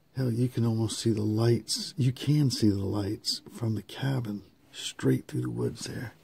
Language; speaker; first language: English; native; English